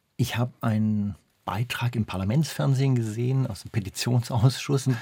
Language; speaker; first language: German; native; German